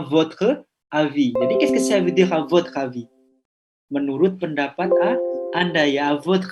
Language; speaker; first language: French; non-native, fluent; Indonesian